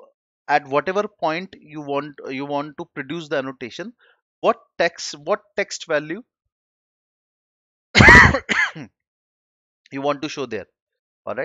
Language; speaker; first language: English; non-native, local second language; Hindi